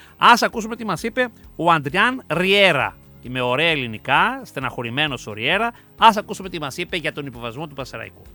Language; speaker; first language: Greek; native; Greek